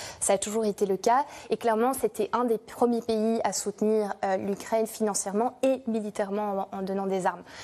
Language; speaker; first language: French; non-native, fluent; English